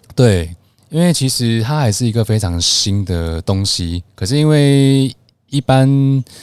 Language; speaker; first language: Chinese; native; Chinese